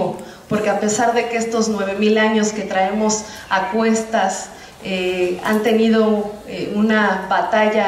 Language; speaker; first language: Spanish; native; Spanish